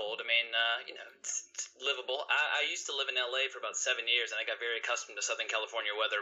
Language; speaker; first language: English; native; English